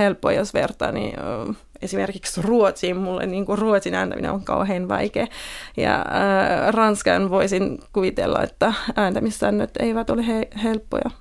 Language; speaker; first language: Finnish; non-native, fluent; French